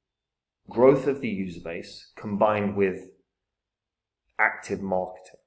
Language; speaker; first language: English; native; English